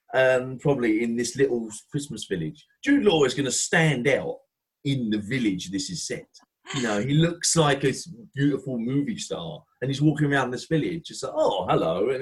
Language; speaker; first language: English; native; English